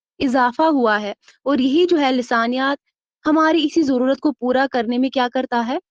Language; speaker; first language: Urdu; non-native, local second language; Kashmiri